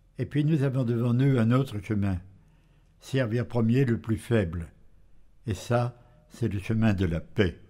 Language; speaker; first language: French; native; French